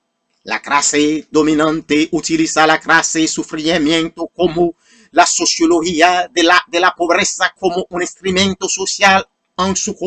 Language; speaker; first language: Spanish; non-native, fluent; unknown